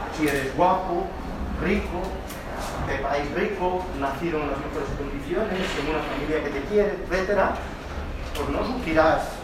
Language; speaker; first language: Spanish; non-native, local second language; Catalan